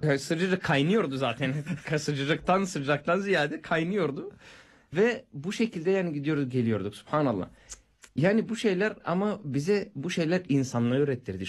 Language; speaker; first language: Turkish; non-native, fluent; Bulgarian